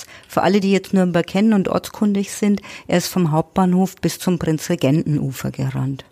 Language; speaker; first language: German; native; German